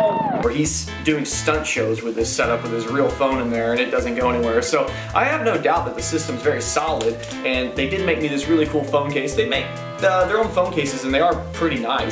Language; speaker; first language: English; native; English